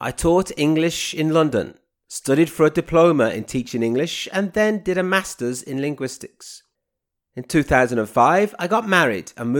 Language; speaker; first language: English; native; English